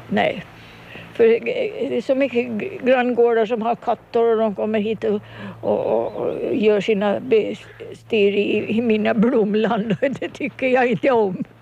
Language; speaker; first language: Swedish; native; Swedish